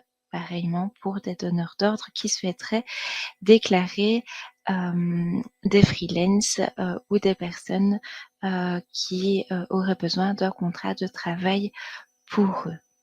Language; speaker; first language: French; native; French